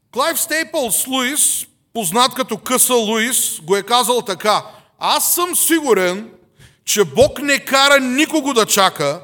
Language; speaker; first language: Bulgarian; native; Bulgarian